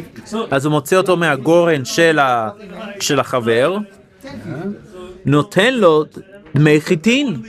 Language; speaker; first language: Hebrew; non-native, fluent; English